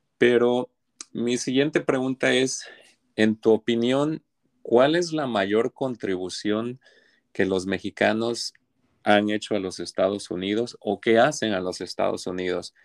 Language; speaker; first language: Spanish; native; Spanish